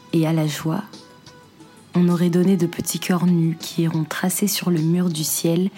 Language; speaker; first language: French; non-native, local second language; Arabic